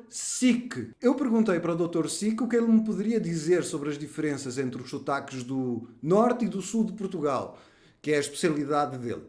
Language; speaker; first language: Portuguese; native; Portuguese